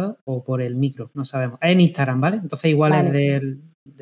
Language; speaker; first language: Spanish; native; Spanish